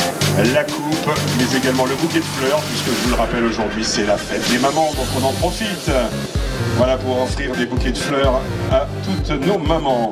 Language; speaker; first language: French; native; French